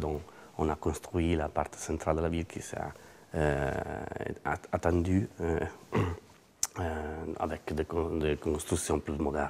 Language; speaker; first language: French; non-native, learner; Italian